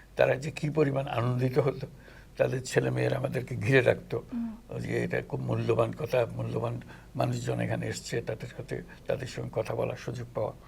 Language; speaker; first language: Bangla; native; Bangla